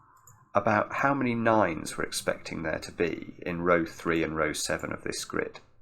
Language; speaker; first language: English; native; English